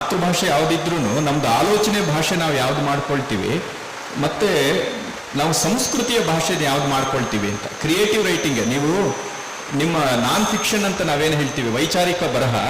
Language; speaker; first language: Kannada; non-native, local second language; Telugu